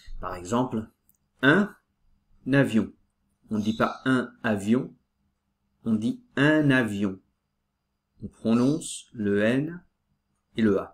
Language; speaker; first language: French; native; French